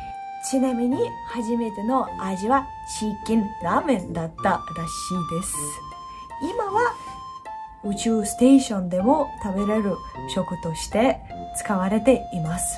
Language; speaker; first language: Japanese; non-native, fluent; Russian